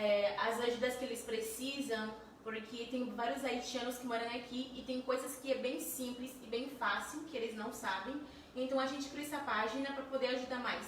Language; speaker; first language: Portuguese; non-native, fluent; Haitian Creole